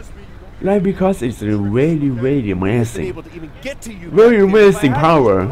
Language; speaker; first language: English; non-native, learner; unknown